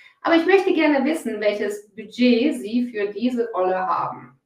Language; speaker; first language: German; non-native, fluent; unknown